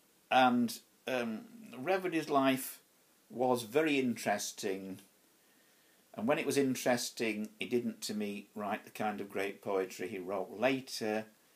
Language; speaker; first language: English; native; English